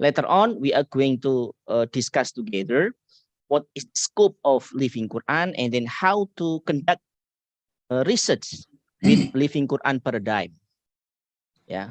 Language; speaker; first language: English; non-native, learner; Indonesian